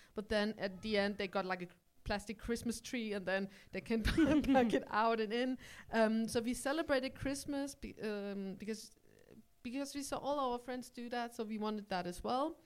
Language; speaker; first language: English; early bilingual, heritage; English